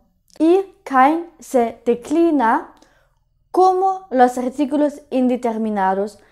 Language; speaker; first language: Spanish; non-native, fluent; German